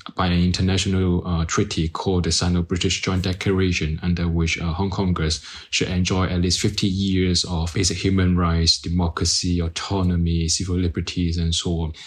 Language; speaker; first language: English; non-native, local second language; Cantonese